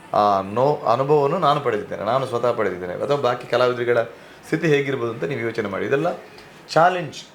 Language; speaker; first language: Kannada; non-native, local second language; Tulu